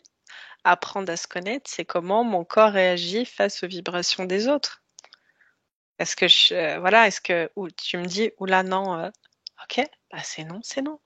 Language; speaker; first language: French; native; French